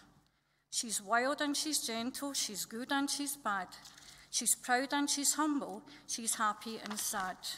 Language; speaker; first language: English; native; English